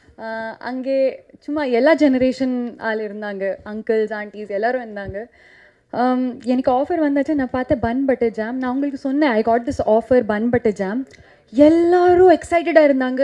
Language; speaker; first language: Tamil; non-native, fluent; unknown